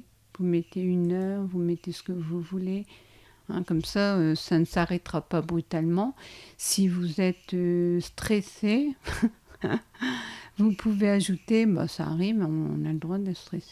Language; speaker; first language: French; native; French